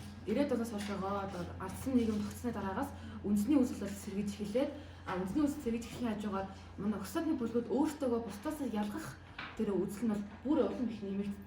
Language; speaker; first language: Mongolian; native; Mongolian